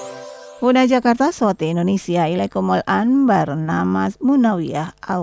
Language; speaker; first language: Arabic; non-native, fluent; Indonesian